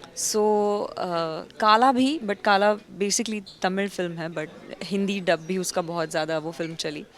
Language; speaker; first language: Hindi; non-native, local second language; Marathi